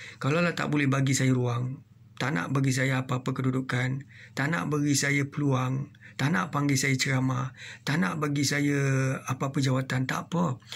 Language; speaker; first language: Malay; non-native, local second language; Tamil